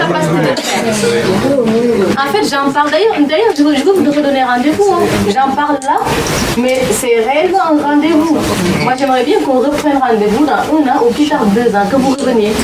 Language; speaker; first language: French; non-native, local second language; Wolof